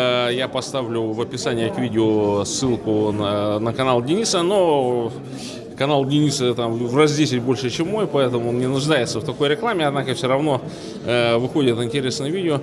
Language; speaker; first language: Russian; native; Russian